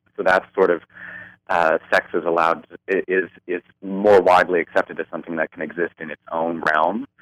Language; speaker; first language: English; native; English